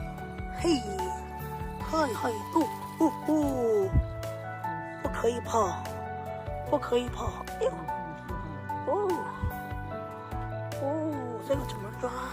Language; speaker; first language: Chinese; native; Chinese